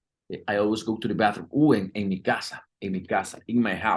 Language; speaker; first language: English; non-native, fluent; Spanish